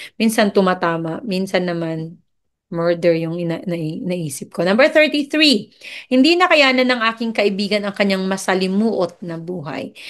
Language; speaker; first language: Filipino; non-native, local second language; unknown